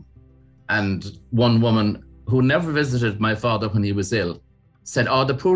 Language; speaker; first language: English; native; English